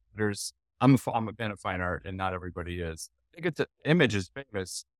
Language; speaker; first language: English; non-native, fluent; Dutch